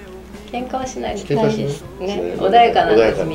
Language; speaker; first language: Japanese; native; Japanese